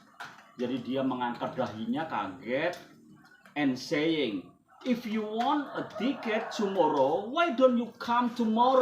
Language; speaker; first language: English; non-native, learner; Indonesian